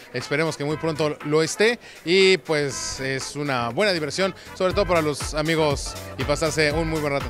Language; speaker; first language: Spanish; native; Spanish